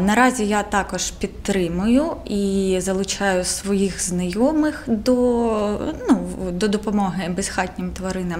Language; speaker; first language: Ukrainian; non-native, local second language; Russian